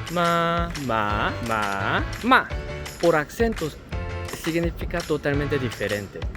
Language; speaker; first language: Spanish; non-native, learner; Korean